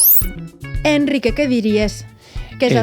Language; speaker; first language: Catalan; native; Catalan